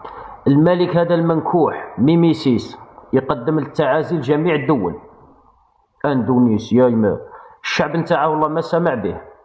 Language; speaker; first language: Arabic; native; Arabic